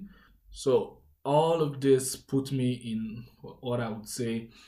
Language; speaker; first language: English; non-native, local second language; Igbo